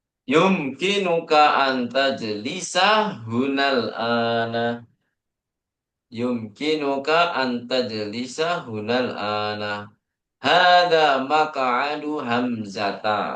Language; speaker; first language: Arabic; non-native, fluent; Indonesian